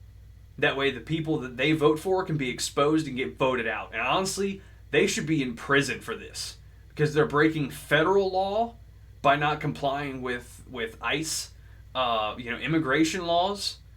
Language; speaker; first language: English; native; English